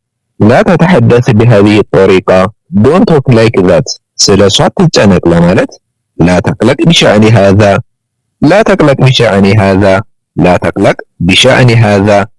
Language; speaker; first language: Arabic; non-native, learner; Amharic